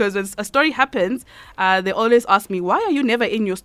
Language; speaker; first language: English; non-native, local second language; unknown